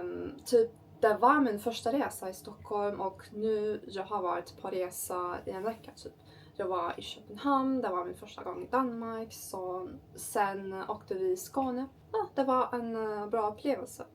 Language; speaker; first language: Swedish; non-native, learner; Turkish